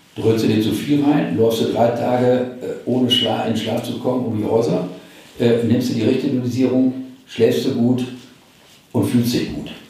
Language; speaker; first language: German; native; German